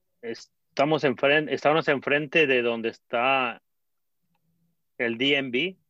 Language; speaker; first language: Spanish; native; Spanish